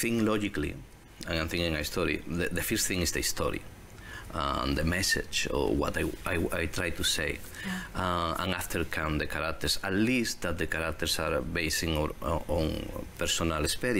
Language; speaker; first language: English; non-native, learner; Spanish